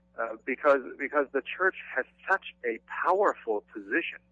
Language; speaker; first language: English; non-native, fluent; German